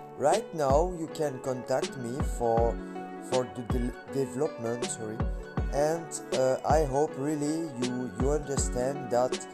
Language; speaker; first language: English; non-native, learner; French